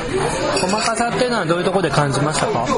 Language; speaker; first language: Japanese; native; Japanese